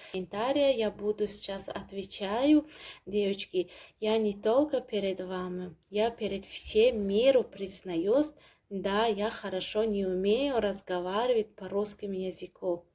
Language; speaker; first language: Russian; non-native, learner; Tajik